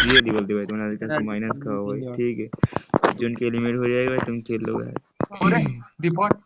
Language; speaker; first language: Hindi; non-native, local second language; Bangla